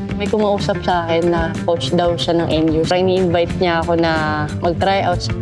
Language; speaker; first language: Filipino; native; Filipino